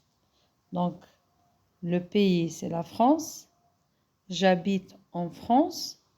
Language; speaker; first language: French; non-native, fluent; Arabic